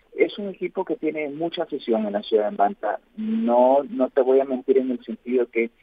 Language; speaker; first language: Spanish; native; Spanish